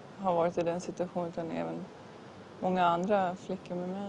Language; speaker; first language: Swedish; native; Swedish